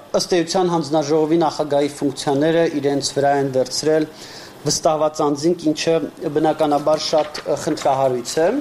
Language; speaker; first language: Armenian; native; Armenian